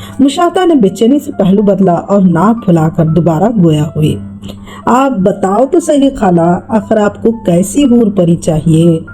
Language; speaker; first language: Urdu; native; Urdu